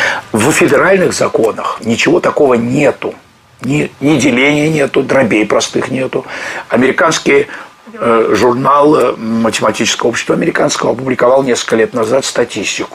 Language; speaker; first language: Russian; native; Russian